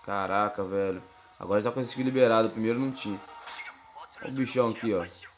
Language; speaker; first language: Portuguese; native; Portuguese